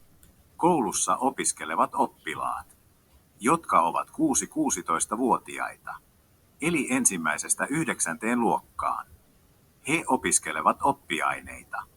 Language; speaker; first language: Finnish; non-native, learner; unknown